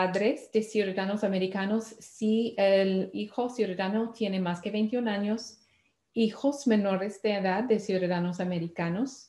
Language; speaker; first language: Spanish; non-native, fluent; English